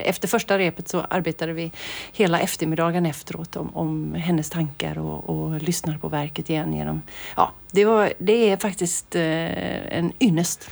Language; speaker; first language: Swedish; native; Swedish